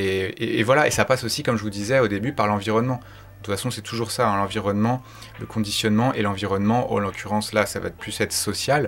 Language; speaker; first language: French; native; French